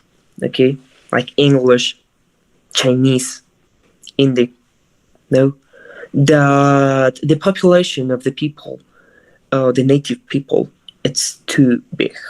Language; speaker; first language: English; non-native, fluent; Spanish